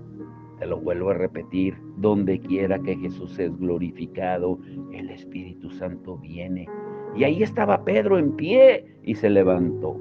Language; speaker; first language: Spanish; native; Spanish